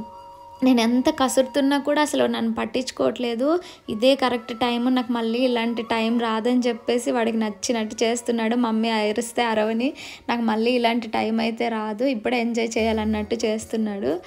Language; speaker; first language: Telugu; native; Telugu